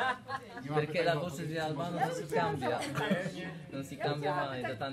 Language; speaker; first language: Italian; non-native, learner; Polish